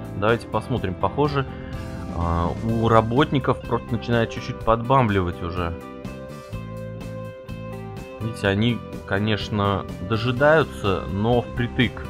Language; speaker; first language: Russian; native; Russian